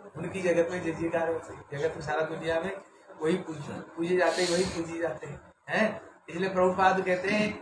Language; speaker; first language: Hindi; non-native, local second language; Bangla